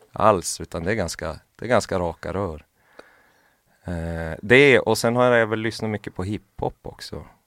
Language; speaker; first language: Swedish; native; Swedish